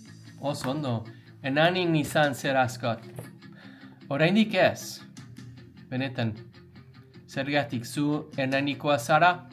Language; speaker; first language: Basque; non-native, learner; English